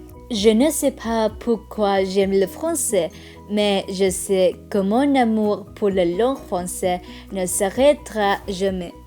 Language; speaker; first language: French; non-native, learner; Vietnamese